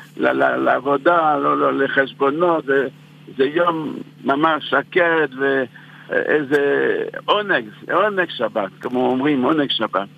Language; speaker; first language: Hebrew; non-native, fluent; French